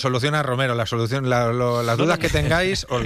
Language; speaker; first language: Spanish; native; Spanish